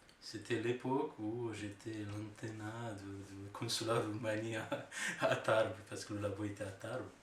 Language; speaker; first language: French; non-native, fluent; Romanian